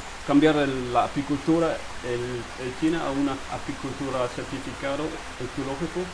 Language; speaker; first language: Spanish; non-native, fluent; German